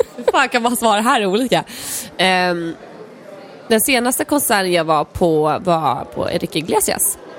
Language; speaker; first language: Swedish; early bilingual, other home language; Polish